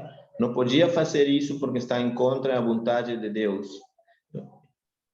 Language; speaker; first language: Portuguese; non-native, learner; Spanish